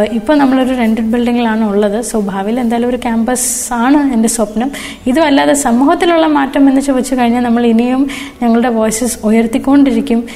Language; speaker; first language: Malayalam; early bilingual, other home language; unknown